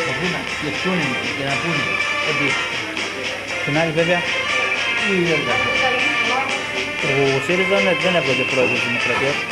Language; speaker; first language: Greek; native; Greek